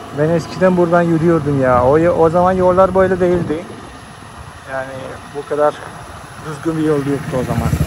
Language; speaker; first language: Turkish; non-native, fluent; Malayalam